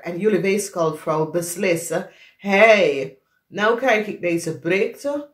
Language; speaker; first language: Dutch; non-native, fluent; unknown